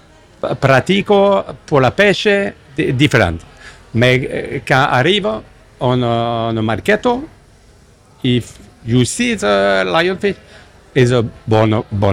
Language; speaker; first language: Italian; non-native, learner; English